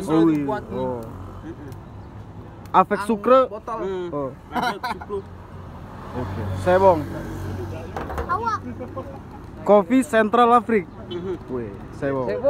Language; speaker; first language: French; non-native, learner; Indonesian